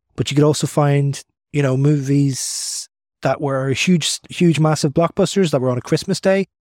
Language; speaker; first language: English; native; English